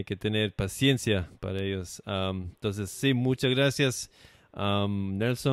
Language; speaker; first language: Spanish; non-native, learner; English